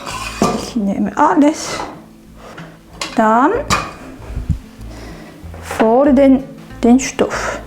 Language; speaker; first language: German; non-native, learner; Japanese